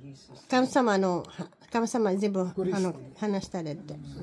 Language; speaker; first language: Japanese; non-native, learner; Filipino